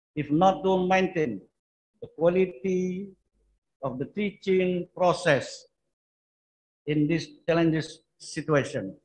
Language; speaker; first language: English; non-native, fluent; Indonesian